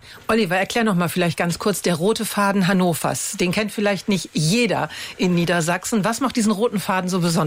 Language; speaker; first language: German; native; German